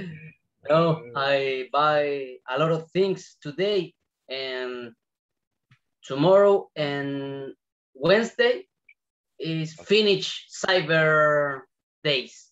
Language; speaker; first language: English; non-native, learner; Spanish